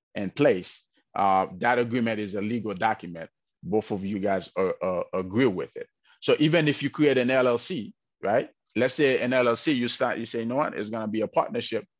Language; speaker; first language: English; early bilingual, heritage; English